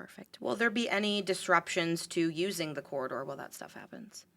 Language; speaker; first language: English; native; English